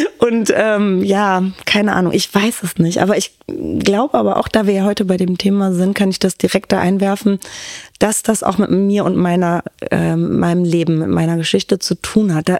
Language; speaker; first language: German; early bilingual, other home language; Turkish